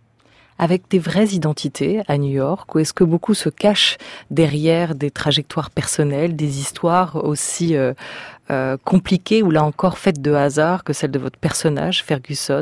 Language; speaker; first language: French; native; French